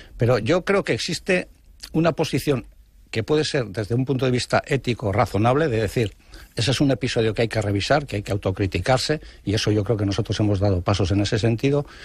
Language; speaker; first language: Spanish; non-native, local second language; Basque